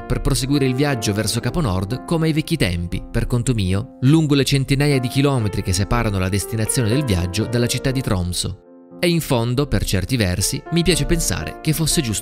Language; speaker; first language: Italian; native; Italian